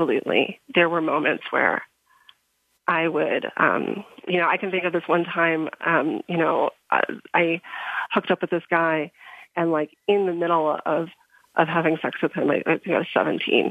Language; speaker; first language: English; native; English